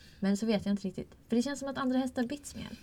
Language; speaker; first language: Swedish; native; Swedish